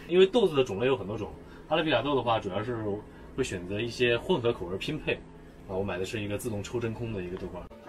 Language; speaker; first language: Chinese; native; Chinese